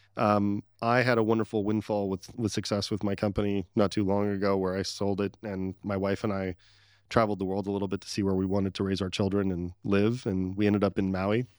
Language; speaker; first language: English; early bilingual, other home language; Arabic